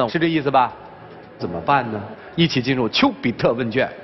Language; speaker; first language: Chinese; native; Chinese